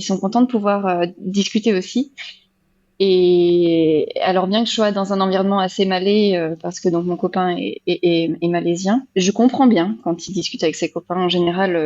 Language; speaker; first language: French; native; French